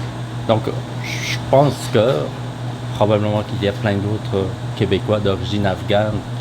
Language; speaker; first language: French; non-native, fluent; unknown